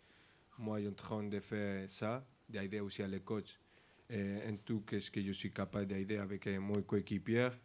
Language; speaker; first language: French; non-native, fluent; Spanish